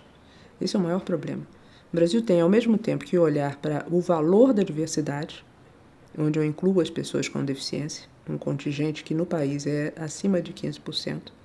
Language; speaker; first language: Portuguese; native; Portuguese